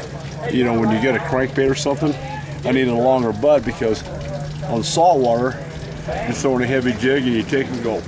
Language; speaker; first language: English; native; English